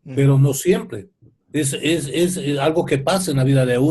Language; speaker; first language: Spanish; native; Spanish